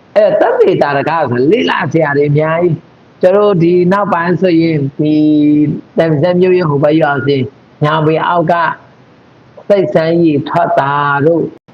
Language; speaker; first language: Burmese; non-native, local second language; Mon